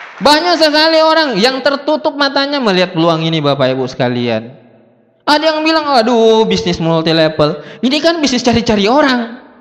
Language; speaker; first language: Indonesian; non-native, local second language; Buginese